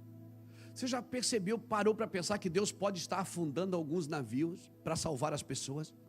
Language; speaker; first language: Portuguese; native; Portuguese